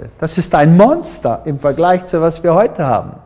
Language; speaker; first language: German; non-native, fluent; English